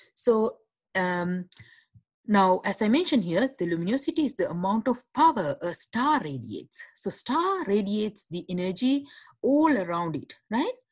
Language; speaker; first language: English; non-native, local second language; Sinhala